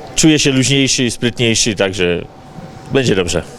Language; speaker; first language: Polish; native; Polish